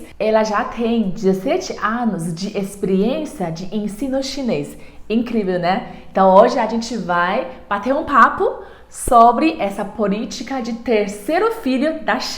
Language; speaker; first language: Portuguese; non-native, learner; Chinese